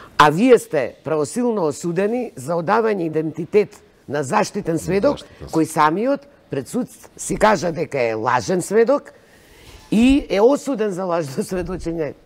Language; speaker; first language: Macedonian; native; Macedonian